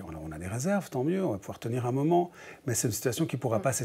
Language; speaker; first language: French; native; French